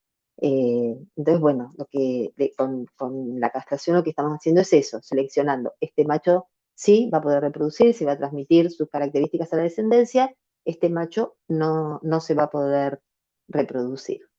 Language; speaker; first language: Spanish; native; Spanish